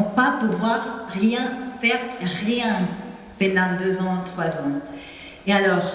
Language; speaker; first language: French; non-native, fluent; Spanish